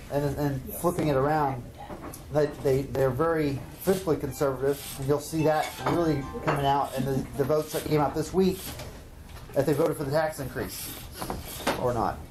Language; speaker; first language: English; native; English